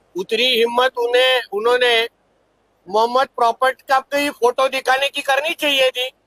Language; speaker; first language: Hindi; non-native, local second language; Marathi